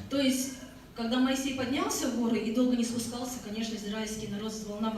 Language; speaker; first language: Russian; native; Russian